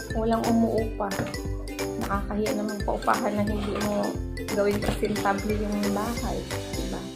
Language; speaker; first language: Filipino; non-native, local second language; Cebuano